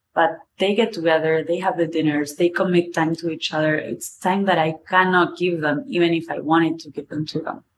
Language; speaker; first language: English; non-native, fluent; Spanish